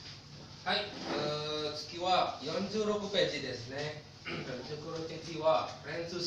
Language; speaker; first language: Japanese; non-native, fluent; Indonesian